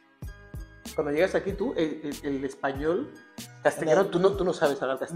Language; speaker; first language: Spanish; native; Spanish